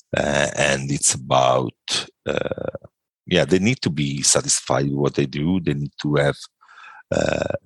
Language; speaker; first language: English; non-native, fluent; Italian